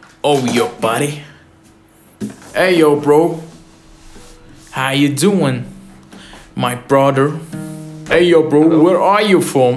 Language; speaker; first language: English; non-native, learner; Persian